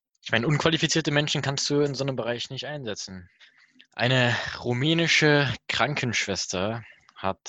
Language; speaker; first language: German; native; German